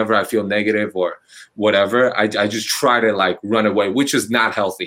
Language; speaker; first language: English; non-native, fluent; Chinese